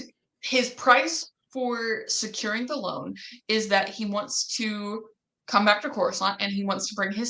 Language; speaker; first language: English; native; English